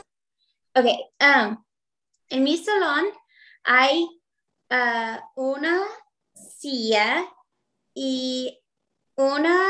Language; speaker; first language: Spanish; non-native, learner; English